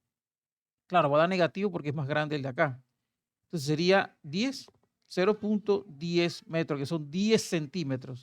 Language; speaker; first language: Spanish; native; Spanish